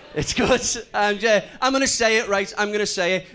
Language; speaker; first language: English; native; English